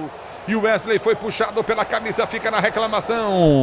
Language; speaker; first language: Portuguese; native; Portuguese